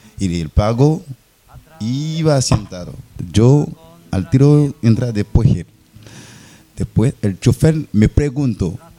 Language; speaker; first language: Spanish; non-native, learner; Haitian Creole